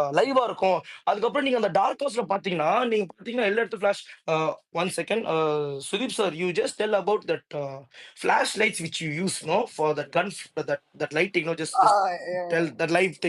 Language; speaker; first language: Tamil; native; Tamil